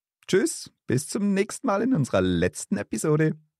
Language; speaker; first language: German; native; German